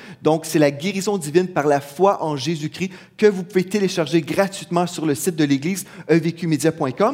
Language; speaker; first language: French; native; French